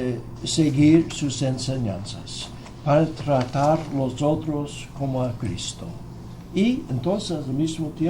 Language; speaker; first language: Spanish; non-native, fluent; English